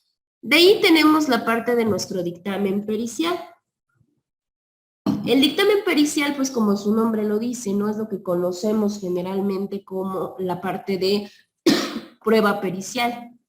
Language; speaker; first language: Spanish; native; Spanish